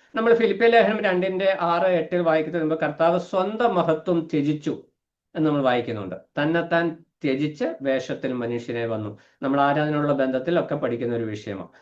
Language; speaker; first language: Malayalam; native; Malayalam